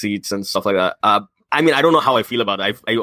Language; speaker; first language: English; non-native, local second language; Bangla